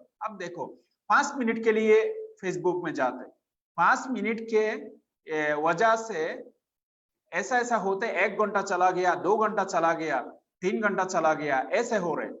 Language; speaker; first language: Hindi; non-native, fluent; Bangla